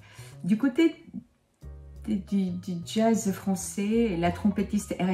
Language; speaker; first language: French; non-native, fluent; Korean